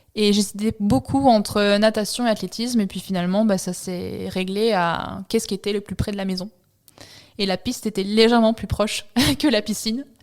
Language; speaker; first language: French; early bilingual, other home language; Italian